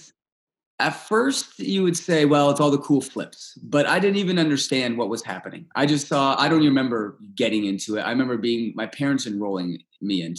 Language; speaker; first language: English; early bilingual, other home language; Russian